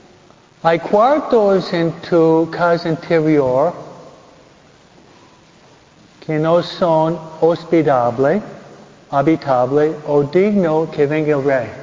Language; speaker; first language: Spanish; non-native, fluent; English